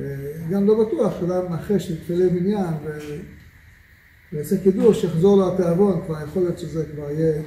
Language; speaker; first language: Hebrew; native; Hebrew